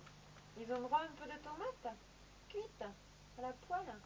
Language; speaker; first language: French; native; French